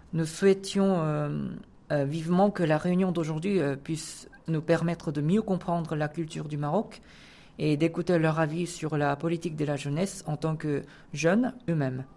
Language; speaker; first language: French; non-native, fluent; Korean